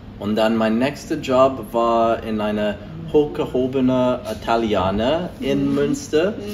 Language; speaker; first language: German; non-native, fluent; English